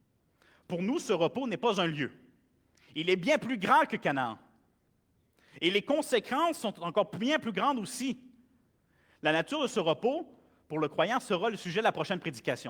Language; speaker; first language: French; native; French